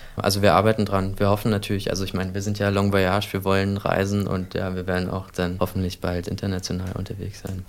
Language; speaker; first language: German; native; German